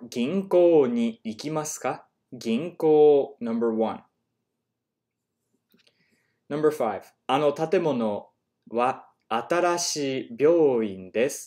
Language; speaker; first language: Japanese; non-native, learner; English